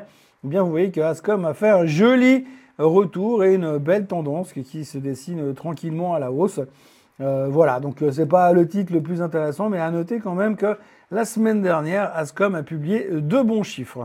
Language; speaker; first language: French; native; French